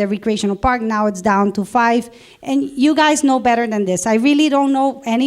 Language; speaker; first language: English; non-native, fluent; Spanish